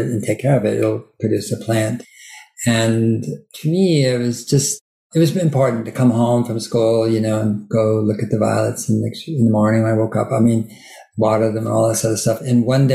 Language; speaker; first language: English; native; English